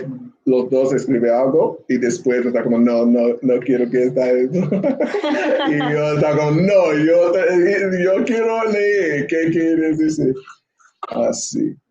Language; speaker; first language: Spanish; non-native, learner; English